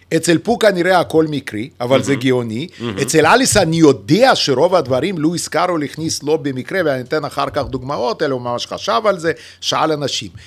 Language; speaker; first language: Hebrew; non-native, fluent; Russian